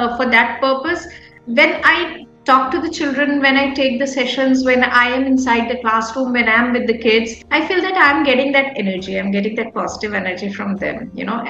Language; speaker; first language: English; non-native, local second language; Hindi